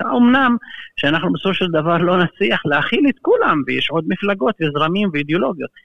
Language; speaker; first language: Hebrew; non-native, local second language; Arabic